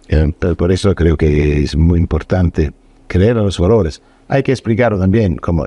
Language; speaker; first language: Spanish; non-native, fluent; Italian